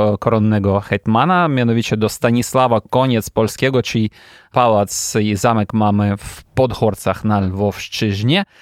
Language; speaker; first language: Polish; non-native, fluent; Ukrainian